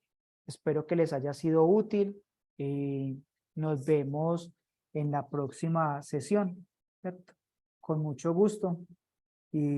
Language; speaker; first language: Spanish; native; Spanish